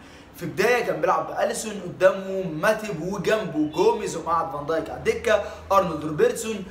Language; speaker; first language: Arabic; native; Arabic